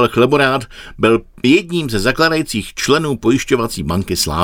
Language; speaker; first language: Czech; native; Czech